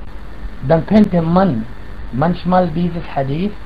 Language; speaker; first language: German; non-native, fluent; Arabic